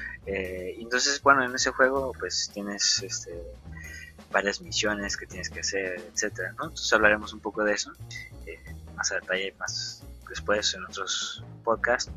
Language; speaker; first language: Spanish; native; Spanish